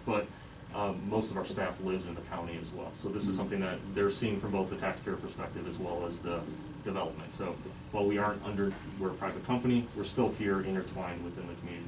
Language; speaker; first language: English; native; English